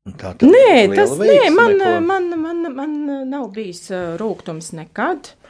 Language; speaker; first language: Latvian; native; Latvian